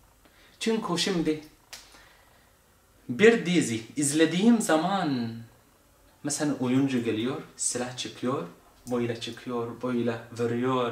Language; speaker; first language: Turkish; non-native, fluent; Arabic